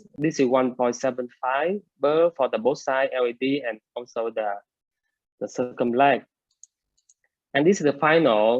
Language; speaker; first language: English; non-native, fluent; Vietnamese